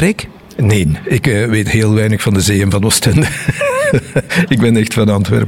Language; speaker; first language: Dutch; native; Dutch